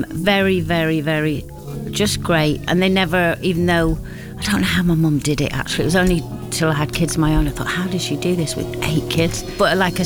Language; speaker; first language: English; native; English